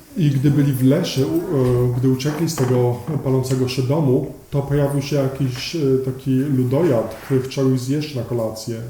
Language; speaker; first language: Polish; native; Polish